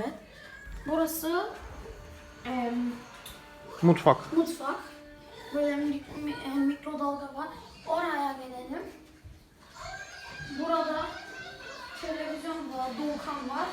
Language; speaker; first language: Turkish; early bilingual, heritage; Turkish